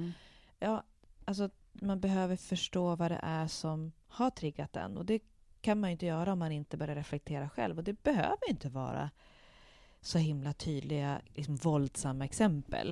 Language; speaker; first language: Swedish; native; Swedish